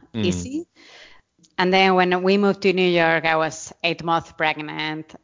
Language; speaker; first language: English; non-native, fluent; Spanish